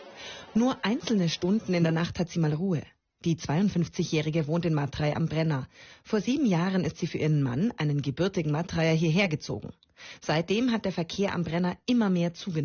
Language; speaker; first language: German; native; German